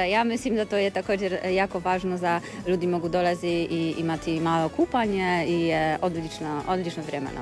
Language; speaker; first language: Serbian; non-native, learner; Polish